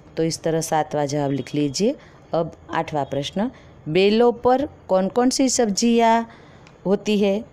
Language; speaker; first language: Hindi; non-native, local second language; Gujarati